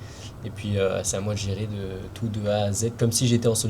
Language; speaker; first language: French; native; French